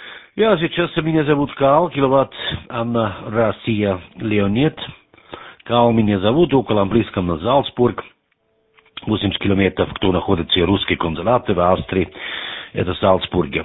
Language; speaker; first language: Russian; non-native, learner; German